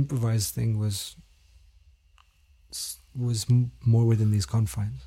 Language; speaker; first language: English; native; English